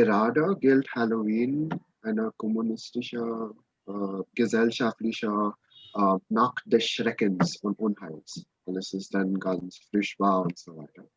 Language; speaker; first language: German; non-native, learner; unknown